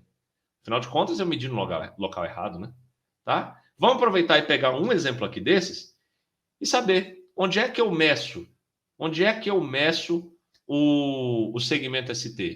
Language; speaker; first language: Portuguese; native; Portuguese